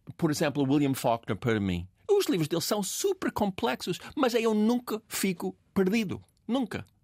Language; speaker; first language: Portuguese; non-native, fluent; English